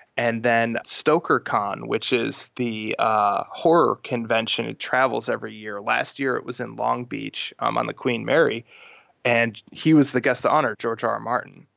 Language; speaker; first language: English; native; English